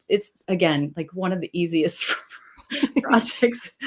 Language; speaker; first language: English; native; English